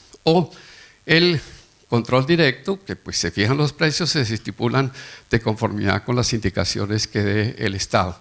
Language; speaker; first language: Spanish; native; Spanish